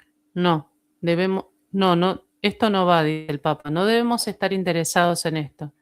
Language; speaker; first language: Spanish; native; Spanish